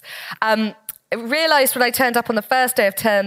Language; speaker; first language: English; native; English